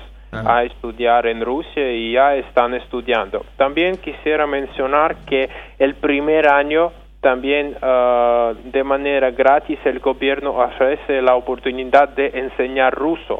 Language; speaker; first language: Spanish; non-native, fluent; Russian